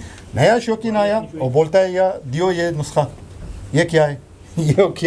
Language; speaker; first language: Hindi; non-native, learner; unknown